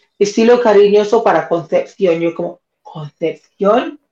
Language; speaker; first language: Spanish; non-native, fluent; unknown